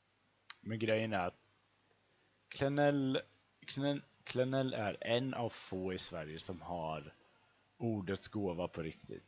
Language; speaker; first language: Swedish; native; Swedish